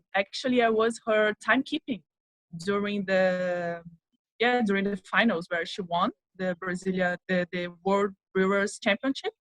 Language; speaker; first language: English; non-native, fluent; Portuguese